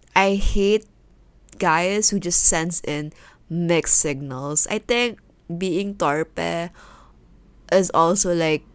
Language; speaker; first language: English; non-native, local second language; Filipino